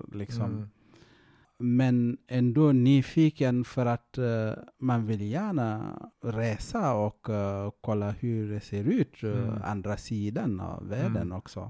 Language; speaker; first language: Swedish; non-native, fluent; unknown